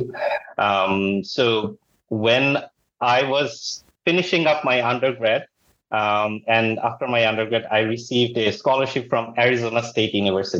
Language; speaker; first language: English; non-native, local second language; Bangla